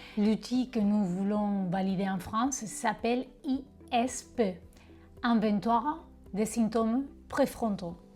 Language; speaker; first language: French; non-native, fluent; Spanish